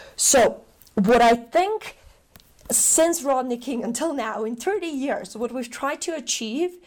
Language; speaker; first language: English; non-native, fluent; Macedonian